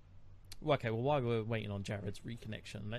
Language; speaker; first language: English; native; English